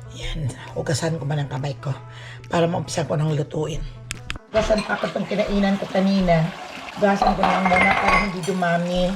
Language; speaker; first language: Filipino; non-native, local second language; Cebuano